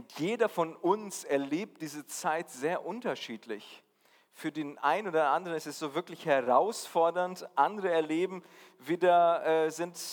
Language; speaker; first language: German; non-native, fluent; Portuguese